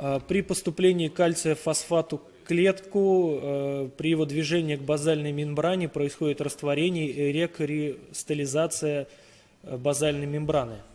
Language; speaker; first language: Russian; native; Russian